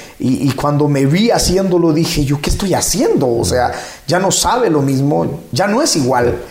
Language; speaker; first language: Spanish; native; Spanish